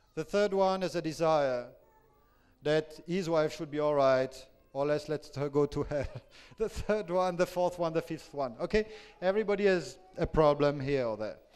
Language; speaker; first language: English; non-native, fluent; French